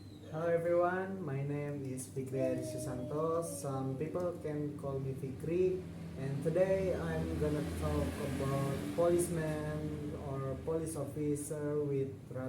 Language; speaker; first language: English; non-native, fluent; Indonesian